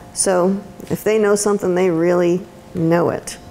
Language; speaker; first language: English; native; English